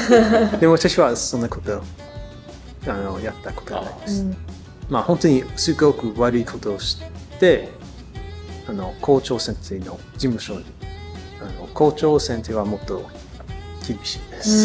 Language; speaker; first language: Japanese; non-native, learner; English